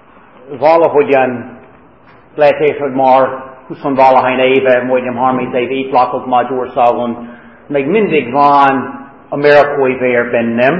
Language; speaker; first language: Hungarian; non-native, fluent; English